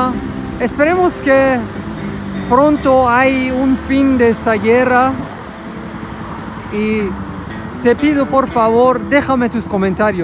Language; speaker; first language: Spanish; non-native, learner; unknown